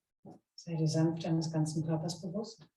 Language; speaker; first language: German; native; German